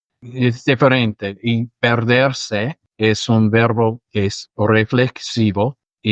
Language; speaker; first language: Spanish; non-native, fluent; English